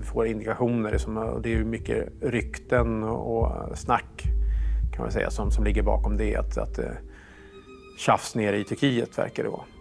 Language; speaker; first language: Swedish; native; Swedish